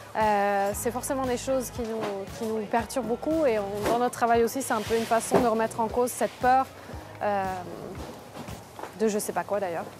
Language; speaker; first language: French; native; French